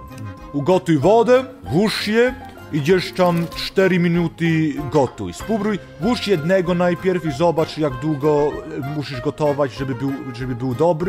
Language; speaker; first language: Polish; early bilingual, heritage; Polish